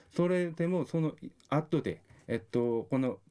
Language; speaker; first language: Japanese; non-native, fluent; Korean